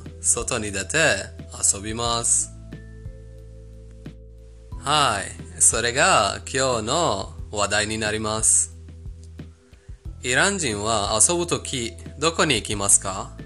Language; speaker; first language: Japanese; non-native, fluent; Persian